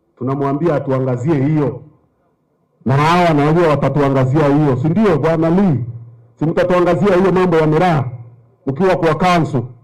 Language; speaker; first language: Swahili; non-native, local second language; Meru